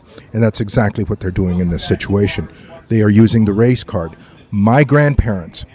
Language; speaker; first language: English; native; English